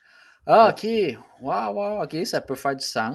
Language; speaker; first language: French; native; French